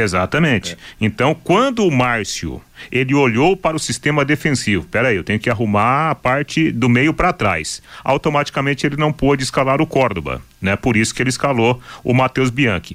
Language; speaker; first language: Portuguese; native; Portuguese